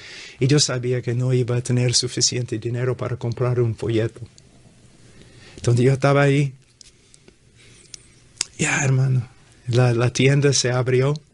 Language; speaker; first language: Spanish; non-native, fluent; English